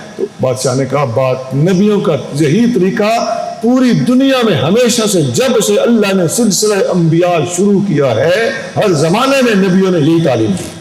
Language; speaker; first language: Urdu; non-native, local second language; Punjabi